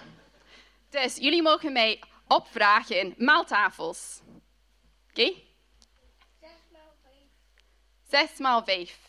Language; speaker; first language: Dutch; non-native, fluent; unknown